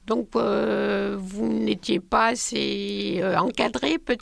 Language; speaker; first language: French; native; French